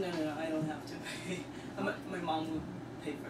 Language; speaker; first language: English; non-native, learner; Chinese